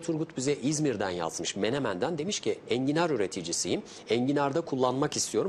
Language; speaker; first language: Turkish; native; Turkish